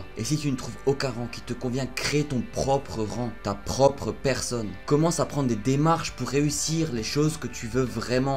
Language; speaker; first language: French; native; French